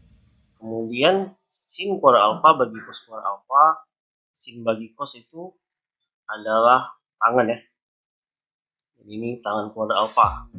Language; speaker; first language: Indonesian; native; Indonesian